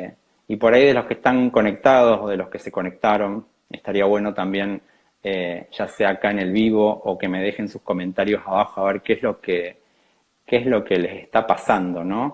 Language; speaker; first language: Spanish; native; Spanish